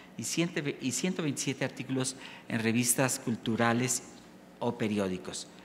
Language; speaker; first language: Spanish; native; Spanish